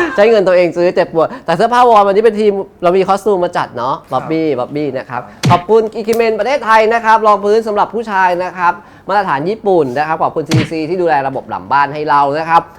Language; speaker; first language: Thai; native; Thai